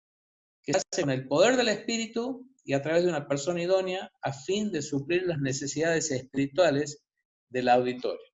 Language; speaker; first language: Spanish; native; Spanish